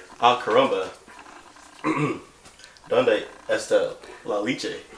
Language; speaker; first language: Spanish; non-native, learner; English